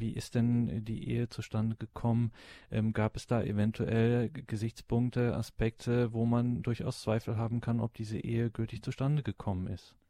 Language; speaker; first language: German; native; German